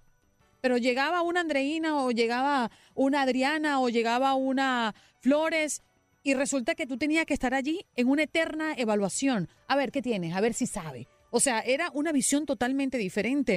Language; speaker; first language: Spanish; native; Spanish